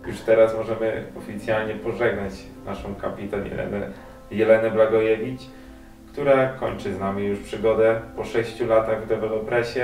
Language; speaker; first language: Polish; native; Polish